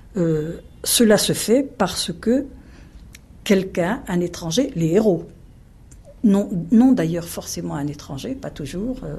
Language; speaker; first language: French; native; French